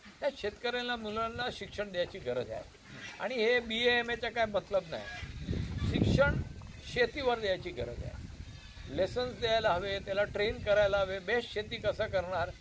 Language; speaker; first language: Marathi; non-native, local second language; Gujarati